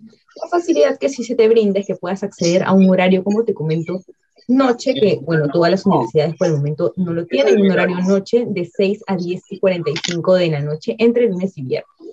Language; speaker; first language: Spanish; native; Spanish